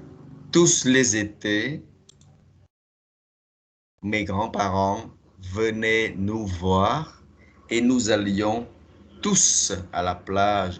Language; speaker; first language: French; non-native, fluent; Khmer